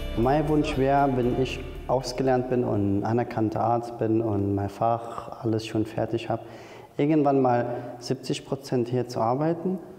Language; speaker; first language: German; non-native, fluent; Arabic